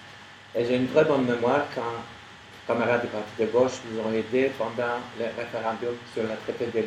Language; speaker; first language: French; non-native, learner; English